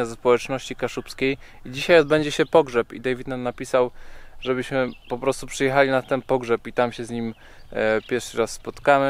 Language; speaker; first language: Polish; native; Polish